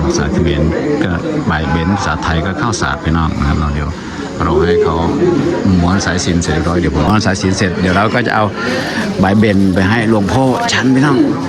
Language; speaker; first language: Thai; non-native, local second language; Northern Khmer